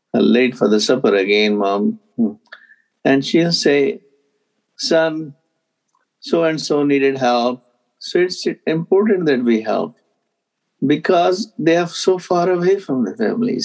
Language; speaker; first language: English; non-native, local second language; Punjabi